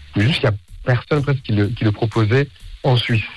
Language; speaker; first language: French; native; French